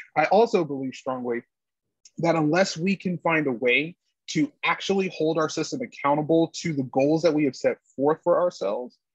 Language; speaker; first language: English; native; English